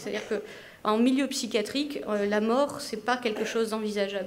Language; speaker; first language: French; native; French